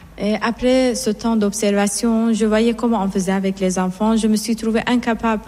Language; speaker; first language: French; non-native, fluent; Persian